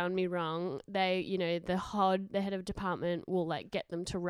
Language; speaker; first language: English; native; English